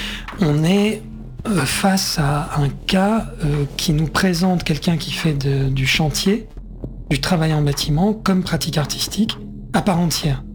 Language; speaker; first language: French; native; French